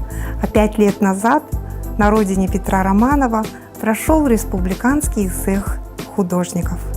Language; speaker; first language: Russian; native; Russian